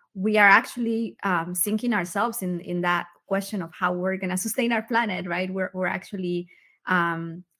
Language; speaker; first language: English; early bilingual, other home language; Spanish